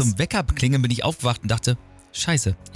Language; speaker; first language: German; native; German